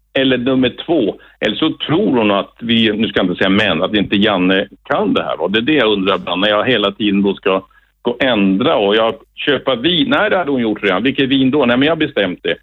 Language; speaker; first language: Swedish; native; Swedish